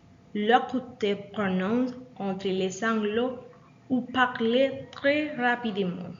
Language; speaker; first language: French; non-native, learner; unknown